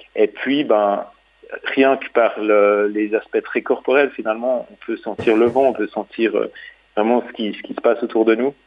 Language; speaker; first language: French; native; French